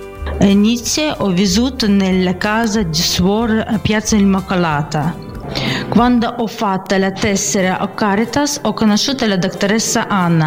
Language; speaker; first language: Italian; non-native, learner; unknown